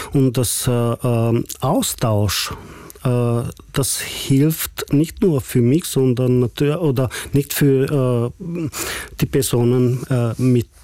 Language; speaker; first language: German; non-native, fluent; Hungarian